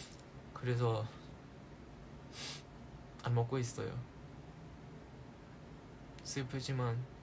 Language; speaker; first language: Korean; non-native, learner; Thai